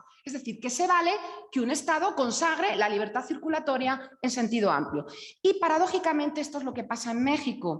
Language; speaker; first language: Spanish; native; Spanish